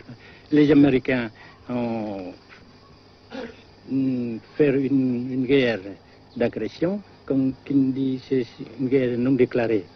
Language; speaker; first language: French; non-native, local second language; Vietnamese